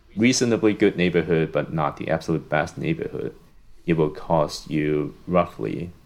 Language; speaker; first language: English; non-native, local second language; Cantonese